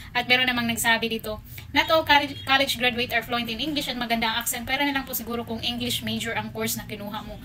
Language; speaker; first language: Filipino; non-native, local second language; Cebuano